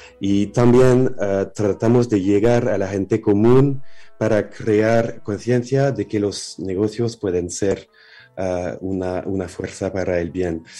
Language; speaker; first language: Spanish; non-native, learner; French